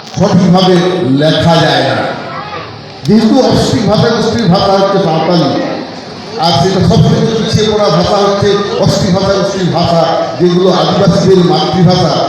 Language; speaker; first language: Bangla; non-native, local second language; Santali